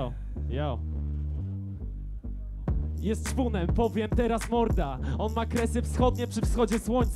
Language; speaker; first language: Polish; native; Polish